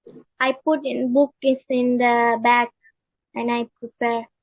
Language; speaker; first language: English; non-native, learner; Tamil